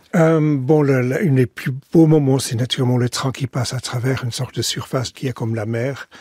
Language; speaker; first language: French; non-native, fluent; Dutch